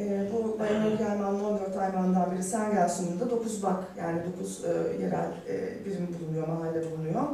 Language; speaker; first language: Turkish; native; Turkish